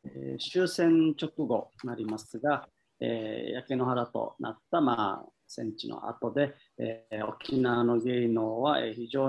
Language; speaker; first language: Japanese; native; Japanese